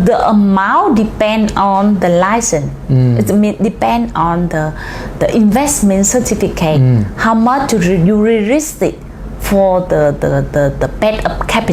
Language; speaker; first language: English; non-native, learner; Vietnamese